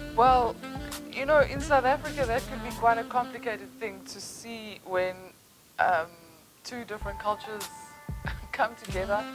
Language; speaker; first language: English; native; English